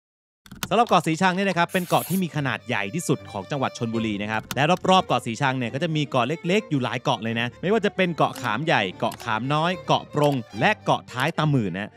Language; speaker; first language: Thai; native; Thai